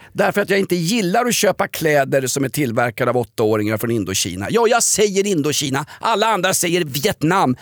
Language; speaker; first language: Swedish; native; Swedish